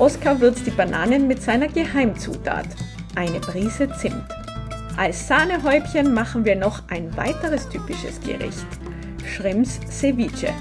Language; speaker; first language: German; native; German